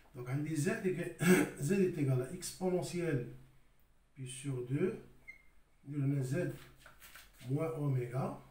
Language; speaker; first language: French; non-native, local second language; Arabic